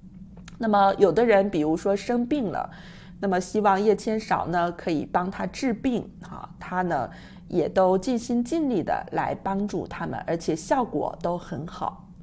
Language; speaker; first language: Chinese; native; Chinese